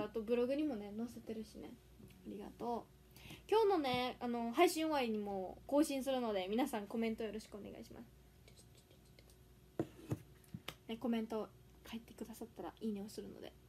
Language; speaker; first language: Japanese; native; Japanese